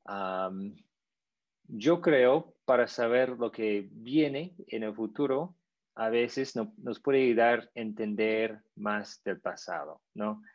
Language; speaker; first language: Spanish; non-native, fluent; English